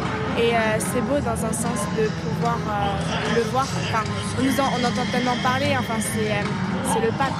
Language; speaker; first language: French; native; French